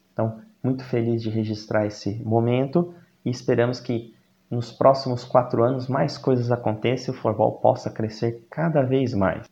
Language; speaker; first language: Portuguese; native; Portuguese